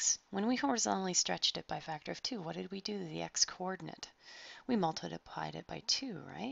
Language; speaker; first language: English; native; English